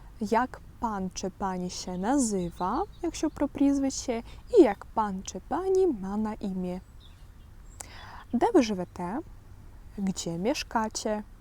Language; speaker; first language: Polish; non-native, fluent; Ukrainian